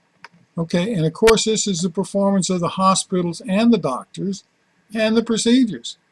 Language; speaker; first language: English; native; English